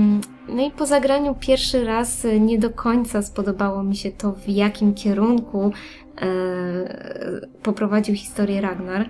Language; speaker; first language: Polish; native; Polish